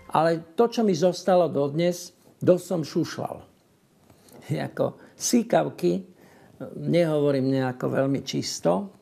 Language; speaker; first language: Slovak; native; Slovak